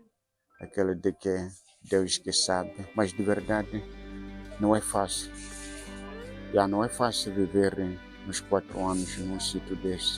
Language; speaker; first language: Portuguese; non-native, local second language; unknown